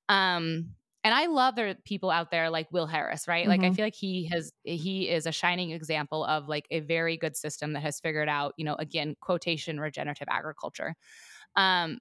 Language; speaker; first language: English; native; English